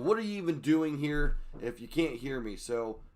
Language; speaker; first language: English; native; English